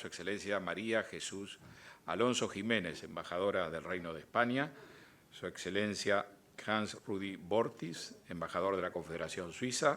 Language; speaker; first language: Spanish; native; Spanish